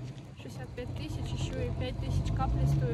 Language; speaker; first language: Russian; native; Russian